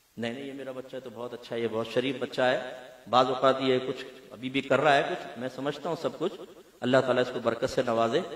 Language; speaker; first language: Urdu; native; Urdu